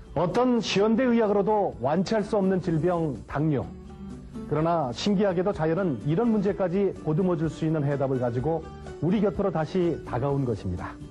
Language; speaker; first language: Korean; native; Korean